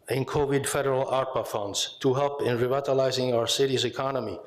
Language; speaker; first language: English; non-native, fluent; Italian